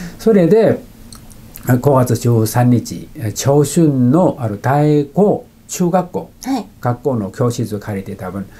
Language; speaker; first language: Japanese; non-native, fluent; Chinese